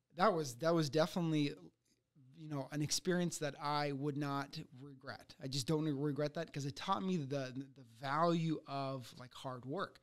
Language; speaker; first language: English; early bilingual, other home language; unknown